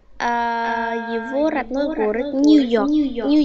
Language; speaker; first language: Russian; non-native, learner; Vietnamese